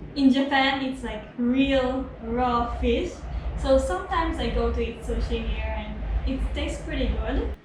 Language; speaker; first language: English; non-native, fluent; Hebrew